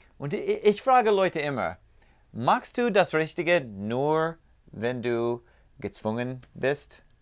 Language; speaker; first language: German; non-native, learner; English